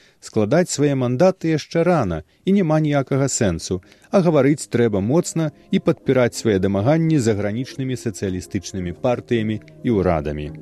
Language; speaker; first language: Belarusian; native; Belarusian